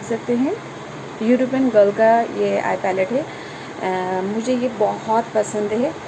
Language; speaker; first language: Hindi; non-native, local second language; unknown